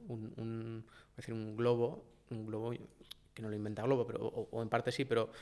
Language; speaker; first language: Spanish; native; Spanish